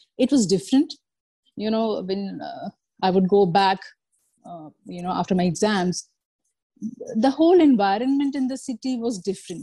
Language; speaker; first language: English; non-native, local second language; Kashmiri